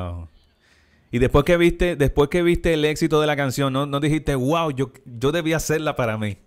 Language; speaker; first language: Spanish; native; Spanish